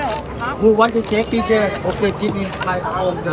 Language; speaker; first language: English; non-native, learner; Thai